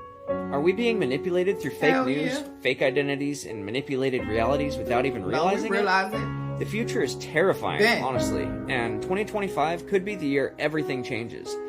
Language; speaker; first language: English; native; English